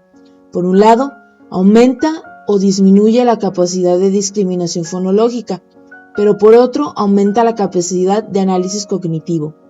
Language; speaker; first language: Spanish; native; Spanish